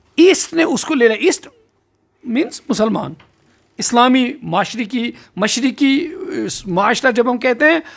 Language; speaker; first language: Urdu; non-native, local second language; Kashmiri